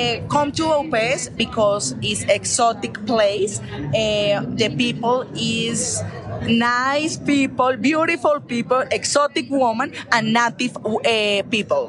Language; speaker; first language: English; non-native, learner; Spanish